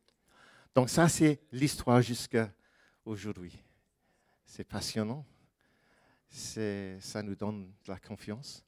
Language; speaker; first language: French; non-native, fluent; English